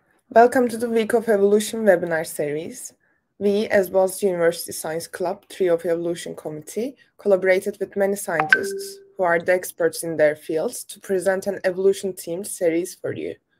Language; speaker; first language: English; non-native, fluent; Turkish